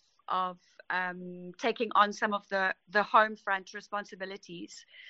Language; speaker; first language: English; native; English